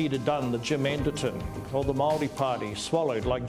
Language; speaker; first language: English; native; English